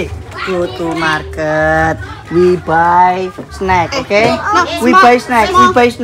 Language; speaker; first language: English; non-native, learner; Indonesian